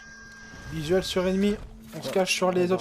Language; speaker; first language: French; native; French